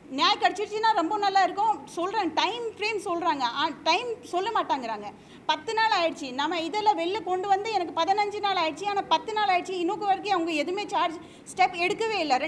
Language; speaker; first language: Tamil; non-native, local second language; Hindi